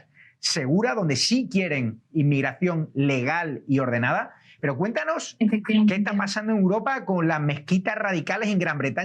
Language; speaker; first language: Spanish; native; Spanish